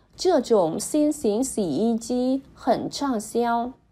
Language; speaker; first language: Chinese; non-native, fluent; Vietnamese